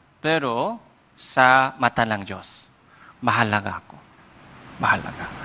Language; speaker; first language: Filipino; non-native, fluent; Korean